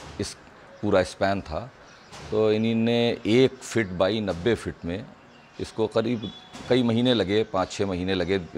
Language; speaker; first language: Urdu; native; Urdu